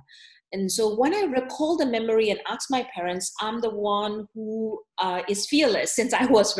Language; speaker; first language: English; non-native, learner; Burmese